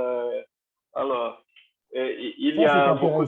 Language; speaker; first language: French; non-native, learner; Portuguese